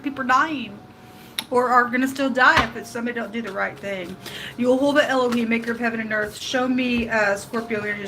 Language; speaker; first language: English; native; English